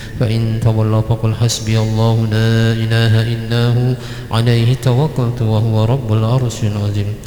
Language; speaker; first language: Arabic; non-native, fluent; Malay